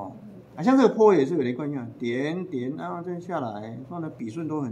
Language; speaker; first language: Chinese; native; Chinese